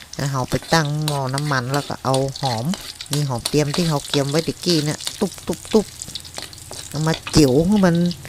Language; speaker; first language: Thai; native; Thai